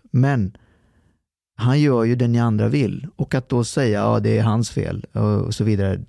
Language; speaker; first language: Swedish; early bilingual, other home language; Arabic